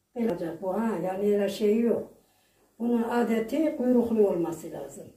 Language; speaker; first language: Turkish; native; Turkish